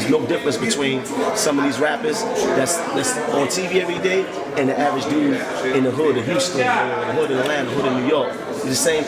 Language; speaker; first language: English; native; English